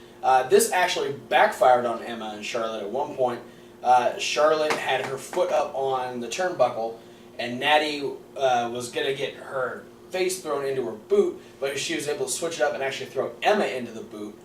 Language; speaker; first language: English; native; English